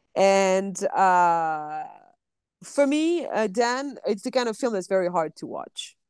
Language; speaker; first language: English; non-native, fluent; French